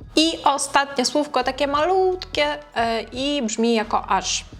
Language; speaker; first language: Polish; non-native, fluent; Ukrainian